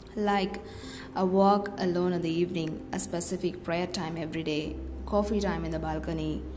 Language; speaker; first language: English; non-native, local second language; Tamil